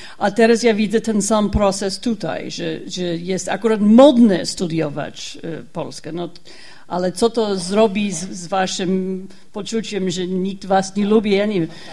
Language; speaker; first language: Polish; non-native, fluent; English